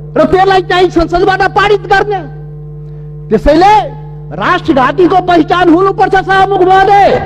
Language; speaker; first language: Nepali; non-native, local second language; Maithili